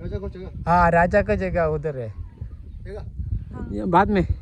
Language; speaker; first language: Hindi; non-native, local second language; Malayalam